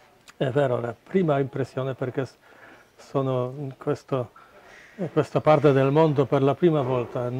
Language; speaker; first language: Italian; non-native, fluent; Polish